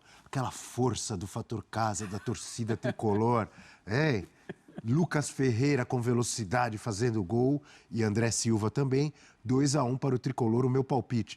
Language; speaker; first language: Portuguese; native; Portuguese